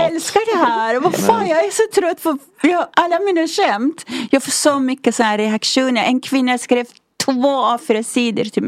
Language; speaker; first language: Swedish; non-native, fluent; Persian